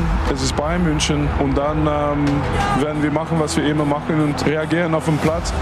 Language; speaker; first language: German; non-native, fluent; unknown